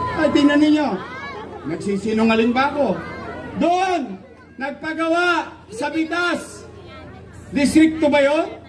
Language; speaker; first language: Filipino; native; Filipino